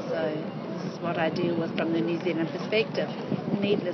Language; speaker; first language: English; native; English